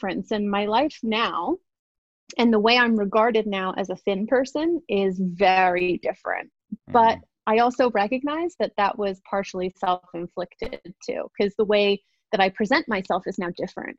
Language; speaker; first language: English; native; English